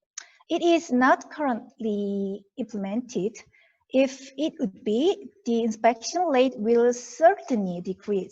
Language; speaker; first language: English; non-native, fluent; Korean